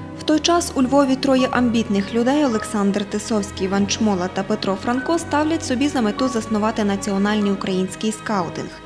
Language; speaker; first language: Ukrainian; native; Ukrainian